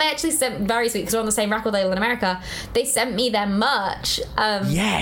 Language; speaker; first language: English; native; English